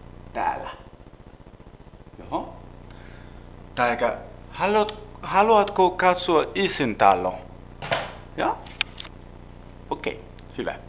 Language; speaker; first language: Finnish; non-native, learner; Danish